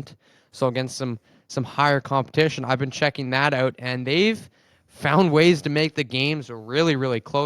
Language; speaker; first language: English; native; English